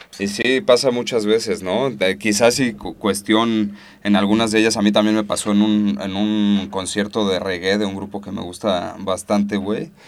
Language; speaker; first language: Spanish; native; Spanish